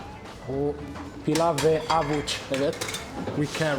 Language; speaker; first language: Turkish; non-native, learner; Italian